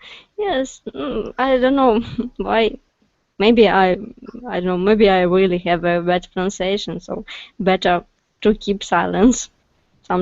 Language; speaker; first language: English; non-native, learner; Russian